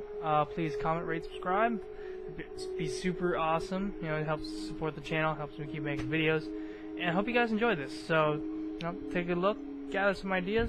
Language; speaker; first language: English; native; English